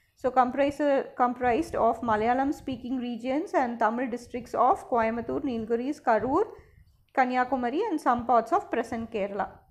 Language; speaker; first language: English; non-native, local second language; Tamil